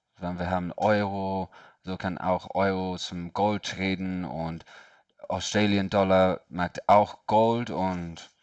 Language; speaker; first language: German; non-native, learner; English